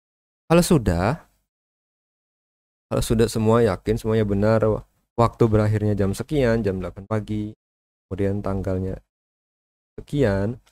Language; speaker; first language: Indonesian; native; Indonesian